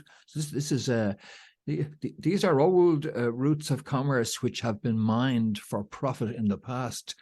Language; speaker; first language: English; native; English